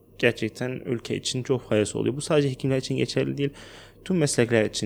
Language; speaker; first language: Turkish; non-native, fluent; Arabic